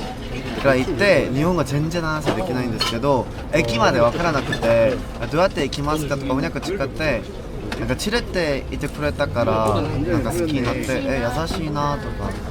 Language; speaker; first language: Japanese; non-native, learner; Korean